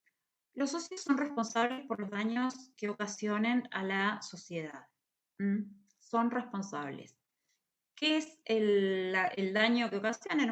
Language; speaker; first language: Spanish; native; Spanish